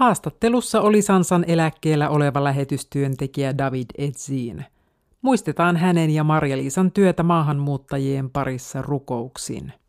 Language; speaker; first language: Finnish; native; Finnish